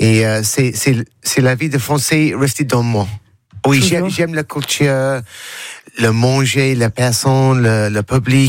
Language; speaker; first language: French; non-native, learner; English